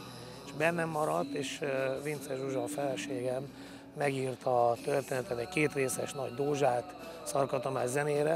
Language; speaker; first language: Hungarian; native; Hungarian